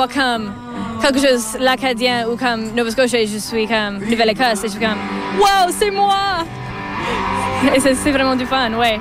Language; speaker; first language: French; non-native, local second language; English